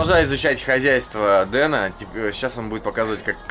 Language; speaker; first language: Russian; native; Russian